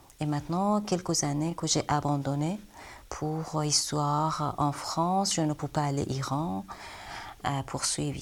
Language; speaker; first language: French; non-native, learner; Persian